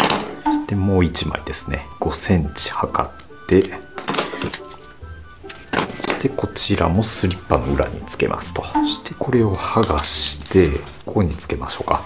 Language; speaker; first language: Japanese; native; Japanese